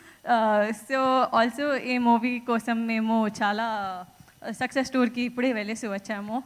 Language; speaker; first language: Telugu; non-native, fluent; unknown